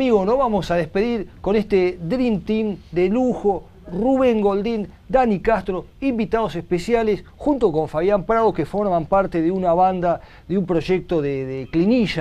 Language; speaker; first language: Spanish; native; Spanish